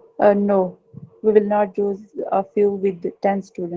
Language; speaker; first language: English; non-native, learner; Urdu